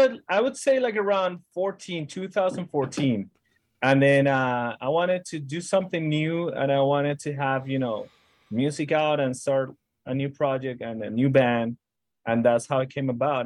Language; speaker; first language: English; non-native, fluent; Spanish